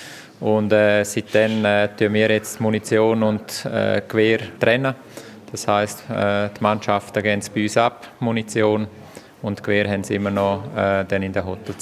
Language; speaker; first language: German; native; German